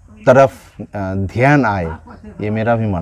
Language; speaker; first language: Hindi; non-native, fluent; Bangla